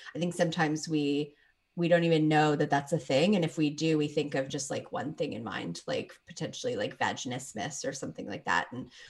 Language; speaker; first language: English; native; English